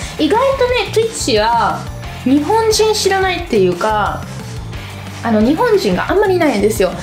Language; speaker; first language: Japanese; non-native, fluent; Italian